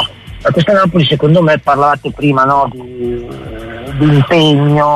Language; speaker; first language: Italian; native; Italian